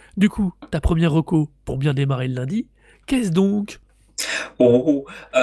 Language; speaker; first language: French; native; French